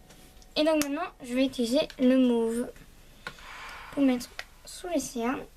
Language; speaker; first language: French; native; French